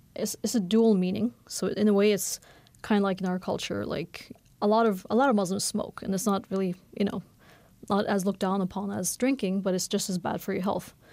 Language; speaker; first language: English; non-native, fluent; Norwegian